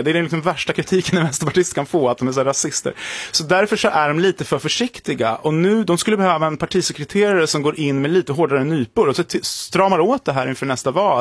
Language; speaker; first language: Swedish; native; Swedish